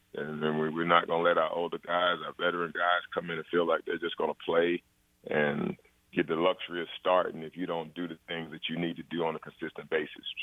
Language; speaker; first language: English; native; English